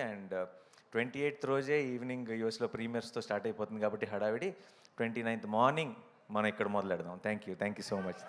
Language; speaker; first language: Telugu; native; Telugu